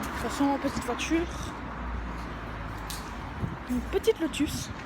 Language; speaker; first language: French; native; French